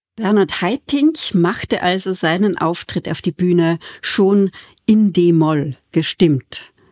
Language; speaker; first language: German; native; German